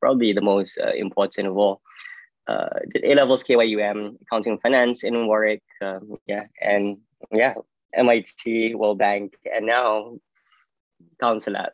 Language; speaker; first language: English; non-native, local second language; Malay